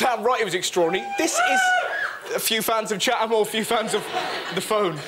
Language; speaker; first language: English; native; English